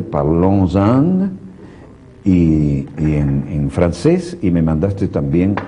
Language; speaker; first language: Spanish; native; Spanish